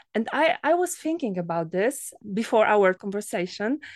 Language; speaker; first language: English; non-native, fluent; Polish